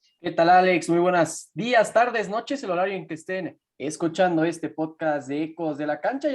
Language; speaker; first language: Spanish; native; Spanish